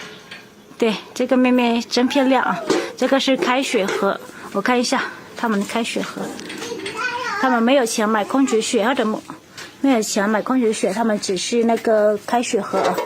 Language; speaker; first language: Chinese; non-native, fluent; Hmong